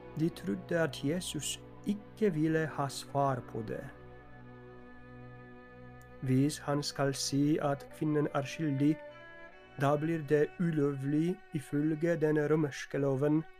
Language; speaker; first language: Norwegian; non-native, fluent; Polish